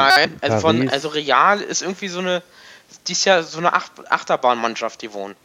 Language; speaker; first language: German; native; German